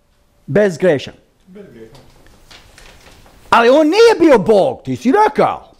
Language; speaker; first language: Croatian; early bilingual, heritage; Croatian